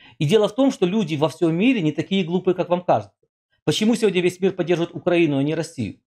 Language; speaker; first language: Russian; native; Russian